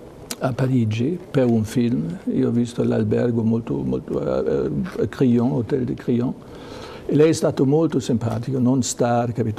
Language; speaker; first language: Italian; non-native, learner; German